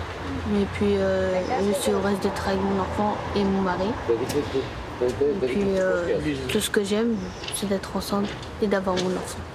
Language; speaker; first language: French; early bilingual, other home language; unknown